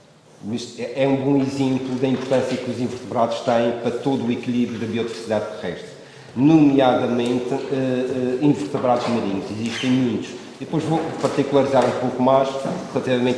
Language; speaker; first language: Portuguese; native; Portuguese